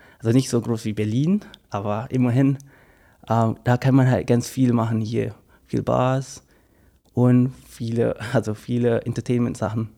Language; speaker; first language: German; non-native, fluent; English